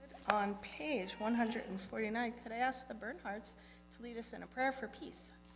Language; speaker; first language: English; native; English